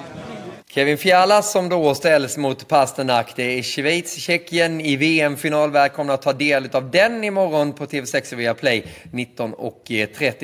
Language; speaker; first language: Swedish; native; Swedish